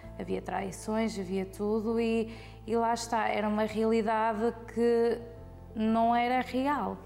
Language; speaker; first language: Portuguese; early bilingual, heritage; Portuguese